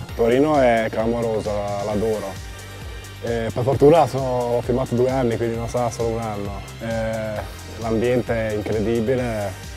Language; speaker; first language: Italian; early bilingual, other home language; Bosnian